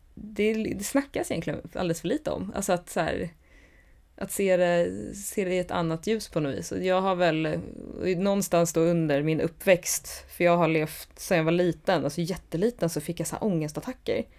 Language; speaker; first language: Swedish; native; Swedish